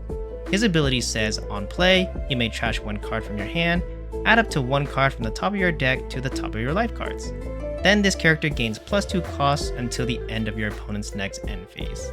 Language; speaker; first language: English; native; English